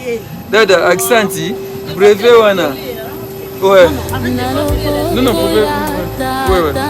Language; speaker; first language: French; non-native, local second language; Lingala